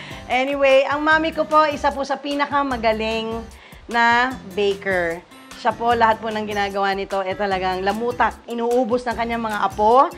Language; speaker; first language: Filipino; native; Filipino